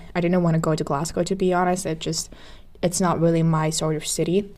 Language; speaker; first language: English; non-native, fluent; Finnish